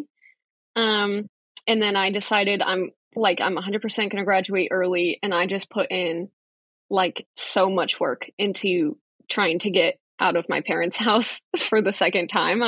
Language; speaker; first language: English; native; English